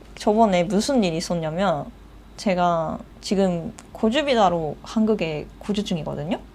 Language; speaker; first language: Korean; non-native, fluent; Japanese